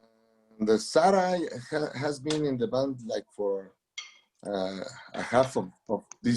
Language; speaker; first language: English; non-native, learner; Spanish